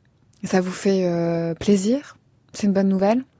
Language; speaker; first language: French; native; French